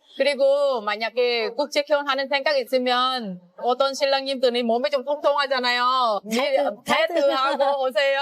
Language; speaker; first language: Korean; non-native, fluent; Vietnamese